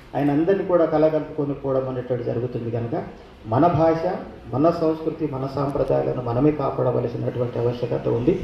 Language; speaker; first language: Telugu; non-native, local second language; Gondi